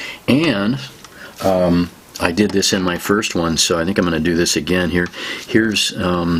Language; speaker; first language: English; native; English